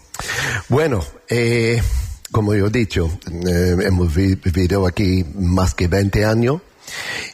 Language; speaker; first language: Spanish; non-native, learner; English